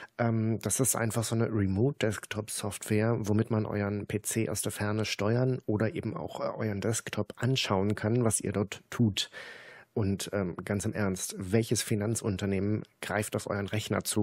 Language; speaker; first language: German; native; German